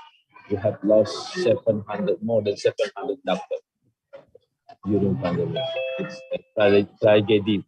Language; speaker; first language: English; non-native, learner; Indonesian